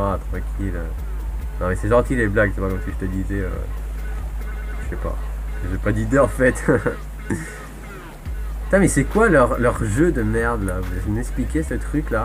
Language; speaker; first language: French; native; French